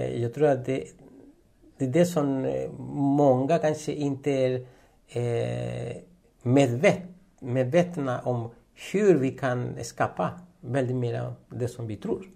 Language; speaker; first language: Swedish; non-native, fluent; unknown